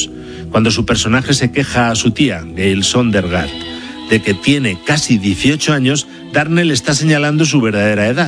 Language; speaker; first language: Spanish; native; Spanish